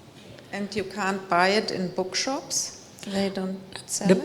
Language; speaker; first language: English; non-native, fluent; German